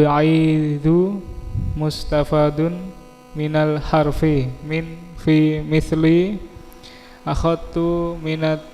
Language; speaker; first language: Arabic; non-native, learner; Indonesian